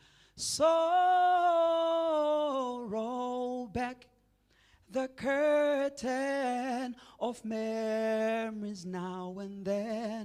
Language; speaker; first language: English; non-native, local second language; Shona